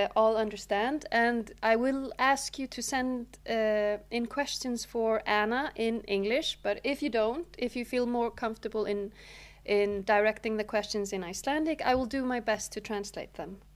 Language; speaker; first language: English; non-native, fluent; Icelandic